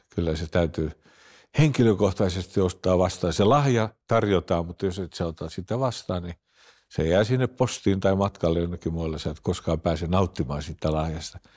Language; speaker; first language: Finnish; early bilingual, heritage; Finnish